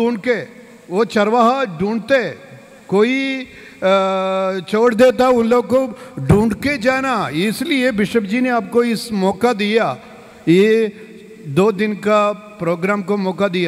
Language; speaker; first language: Hindi; non-native, local second language; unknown